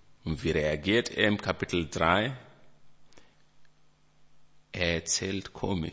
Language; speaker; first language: German; non-native, fluent; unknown